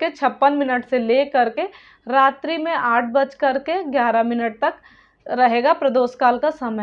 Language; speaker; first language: Hindi; native; Hindi